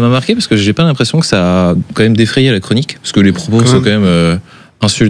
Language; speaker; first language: French; native; French